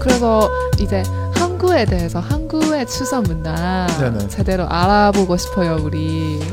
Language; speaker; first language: Korean; non-native, learner; Chinese